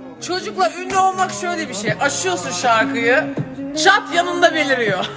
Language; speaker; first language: Turkish; native; Turkish